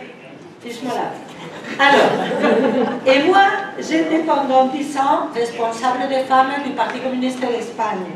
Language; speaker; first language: French; non-native, fluent; Spanish